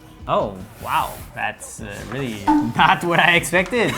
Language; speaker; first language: English; native; English